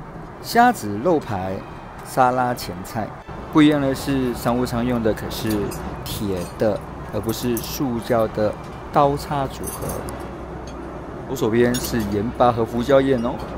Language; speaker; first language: Chinese; native; Chinese